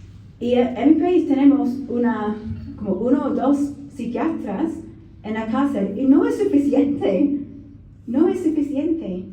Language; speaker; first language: Spanish; non-native, learner; English